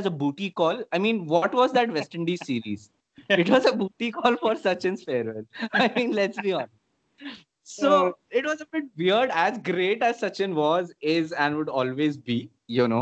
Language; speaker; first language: English; non-native, local second language; Hindi